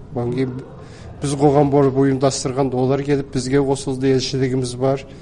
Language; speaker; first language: Kazakh; early bilingual, heritage; Kazakh